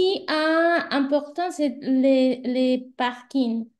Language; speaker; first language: French; non-native, learner; Spanish